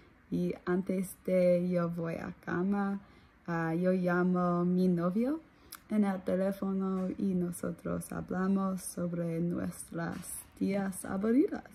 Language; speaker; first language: Spanish; non-native, learner; English